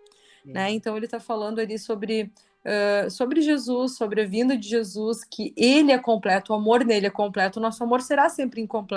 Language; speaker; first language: Portuguese; native; Portuguese